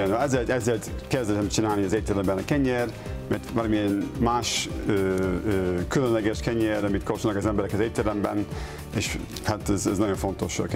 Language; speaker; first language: Hungarian; non-native, learner; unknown